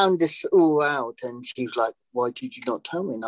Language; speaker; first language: English; native; English